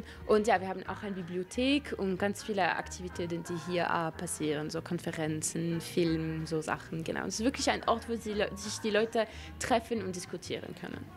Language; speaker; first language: German; non-native, local second language; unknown